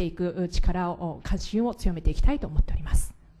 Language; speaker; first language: Japanese; native; Japanese